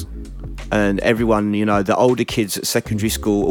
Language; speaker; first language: English; native; English